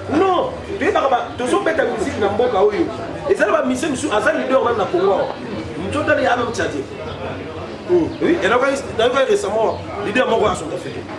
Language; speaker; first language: Lingala; native; Lingala